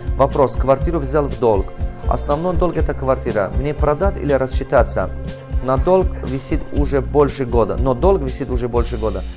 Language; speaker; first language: Russian; non-native, local second language; Tajik